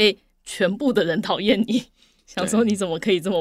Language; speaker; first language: Chinese; native; Chinese